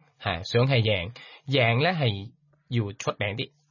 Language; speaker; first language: Cantonese; non-native, fluent; Thai